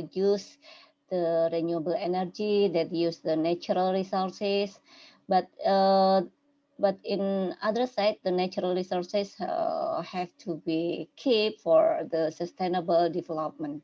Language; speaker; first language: English; non-native, learner; Indonesian